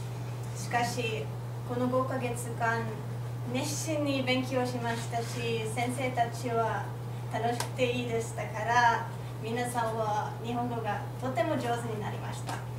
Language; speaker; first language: Japanese; non-native, learner; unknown